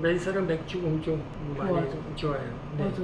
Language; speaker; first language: Korean; non-native, learner; Portuguese